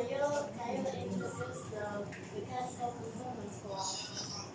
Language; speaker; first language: English; non-native, learner; Chinese